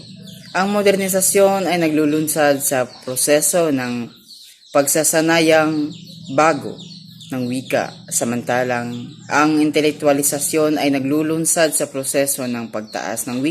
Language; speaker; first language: Filipino; non-native, local second language; Cebuano